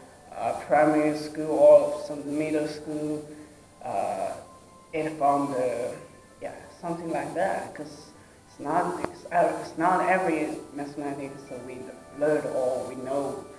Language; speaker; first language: English; non-native, learner; Chinese